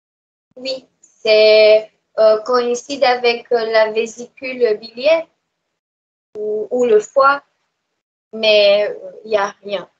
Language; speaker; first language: French; non-native, fluent; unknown